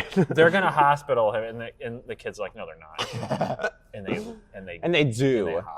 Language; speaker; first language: English; native; English